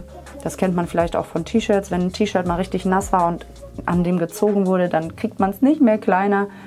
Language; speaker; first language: German; native; German